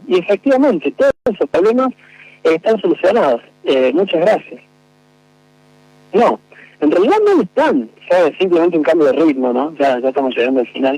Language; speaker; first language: Spanish; native; Spanish